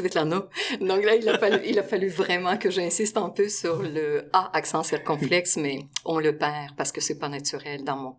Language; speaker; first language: French; non-native, fluent; Russian